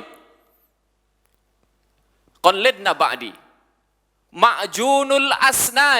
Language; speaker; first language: Arabic; non-native, fluent; Indonesian